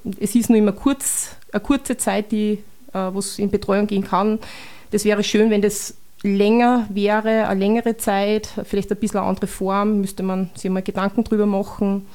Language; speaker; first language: German; native; German